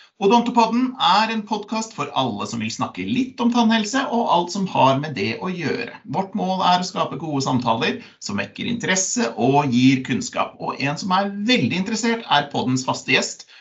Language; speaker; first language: Norwegian; native; Norwegian